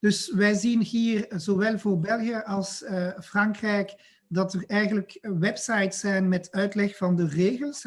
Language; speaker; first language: Dutch; non-native, local second language; French